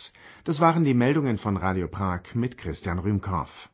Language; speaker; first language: German; native; German